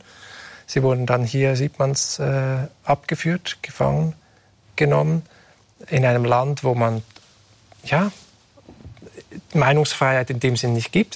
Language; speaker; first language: German; native; German